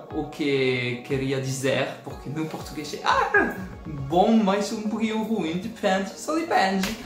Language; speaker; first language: Portuguese; non-native, learner; French